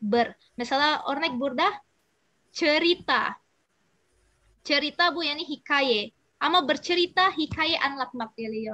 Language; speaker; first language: Turkish; non-native, fluent; Indonesian